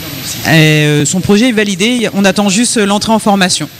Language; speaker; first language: French; native; French